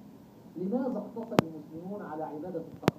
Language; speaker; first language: Arabic; native; Arabic